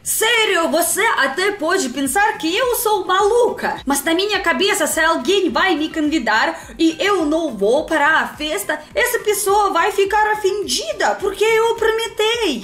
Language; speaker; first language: Portuguese; non-native, fluent; Russian